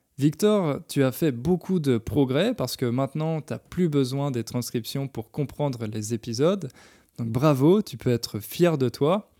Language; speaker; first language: French; native; French